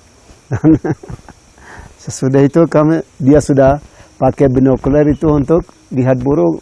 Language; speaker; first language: Indonesian; non-native, local second language; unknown